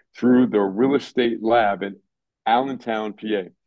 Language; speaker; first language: English; native; English